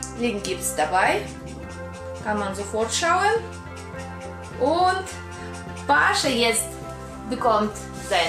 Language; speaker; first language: German; non-native, learner; Russian